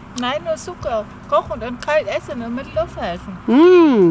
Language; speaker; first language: German; non-native, learner; Thai